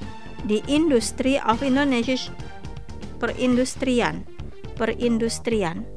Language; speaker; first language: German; non-native, fluent; Indonesian